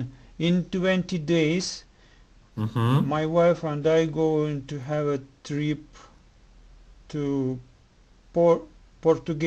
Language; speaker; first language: English; non-native, learner; Russian